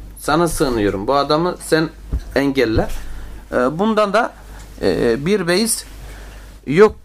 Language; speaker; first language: Turkish; native; Turkish